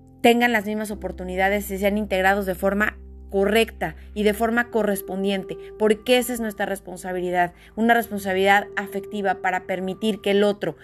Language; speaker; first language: Spanish; native; Spanish